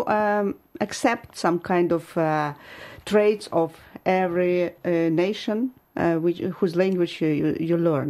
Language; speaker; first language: English; non-native, fluent; Ukrainian